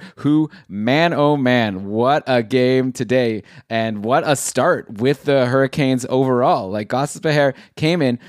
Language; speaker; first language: English; native; English